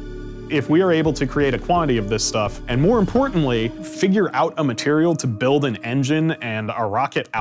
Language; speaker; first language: English; native; English